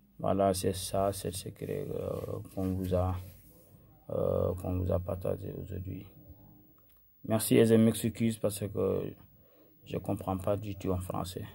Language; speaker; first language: French; non-native, local second language; Wolof